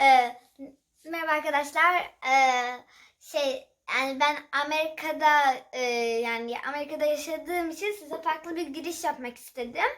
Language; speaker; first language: Turkish; early bilingual, heritage; Turkish